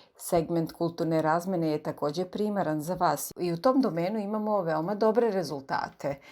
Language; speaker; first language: Serbian; native; Serbian